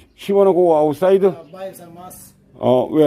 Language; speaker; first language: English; non-native, learner; Korean